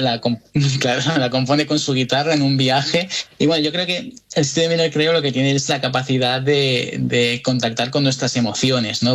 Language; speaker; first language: Spanish; native; Spanish